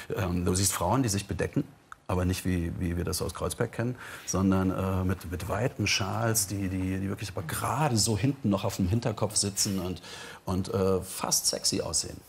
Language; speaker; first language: German; native; German